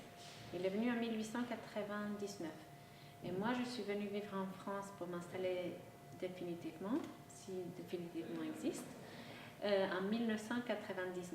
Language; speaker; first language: French; non-native, local second language; Spanish